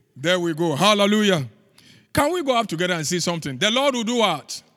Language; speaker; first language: English; non-native, local second language; Akan